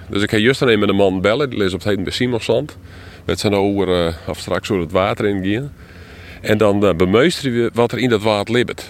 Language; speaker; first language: Dutch; non-native, local second language; Western Frisian